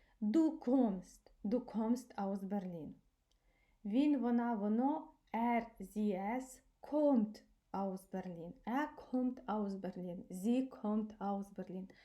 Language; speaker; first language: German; non-native, learner; Ukrainian